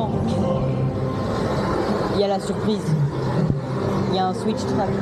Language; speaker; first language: French; native; French